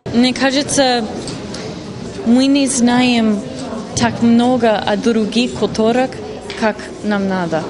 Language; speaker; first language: Russian; non-native, learner; English